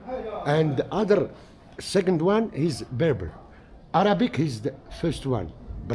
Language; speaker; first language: English; non-native, learner; Arabic